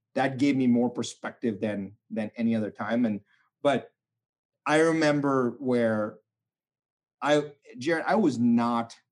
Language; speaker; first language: English; non-native, local second language; Tamil